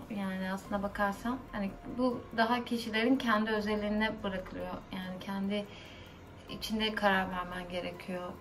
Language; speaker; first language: Turkish; native; Turkish